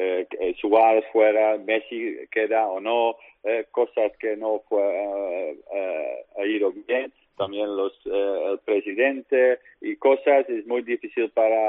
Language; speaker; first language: Spanish; non-native, learner; Dutch